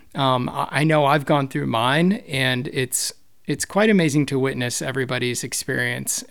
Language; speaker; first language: English; native; English